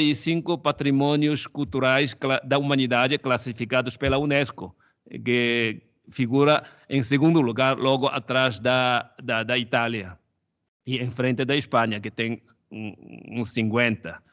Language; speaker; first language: Portuguese; non-native, fluent; Chinese